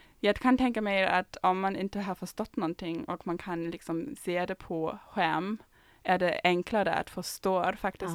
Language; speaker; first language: Swedish; non-native, fluent; German